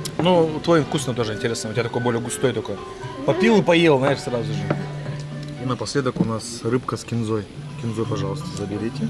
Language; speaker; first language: Russian; native; Russian